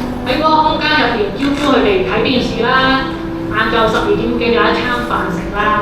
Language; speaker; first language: Cantonese; native; Cantonese